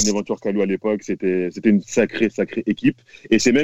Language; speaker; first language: French; native; French